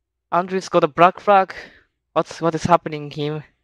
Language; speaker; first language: English; non-native, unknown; Japanese